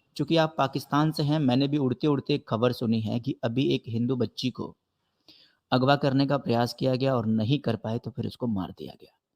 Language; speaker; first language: Hindi; native; Hindi